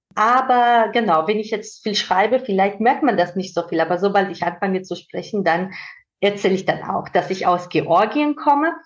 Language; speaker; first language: German; non-native, fluent; Georgian